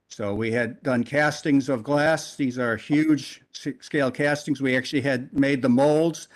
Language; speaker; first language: English; native; English